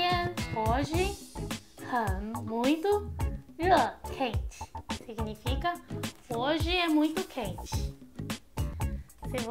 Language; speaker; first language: Portuguese; non-native, fluent; Chinese